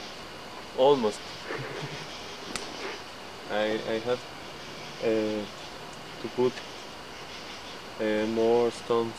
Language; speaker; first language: English; non-native, learner; Spanish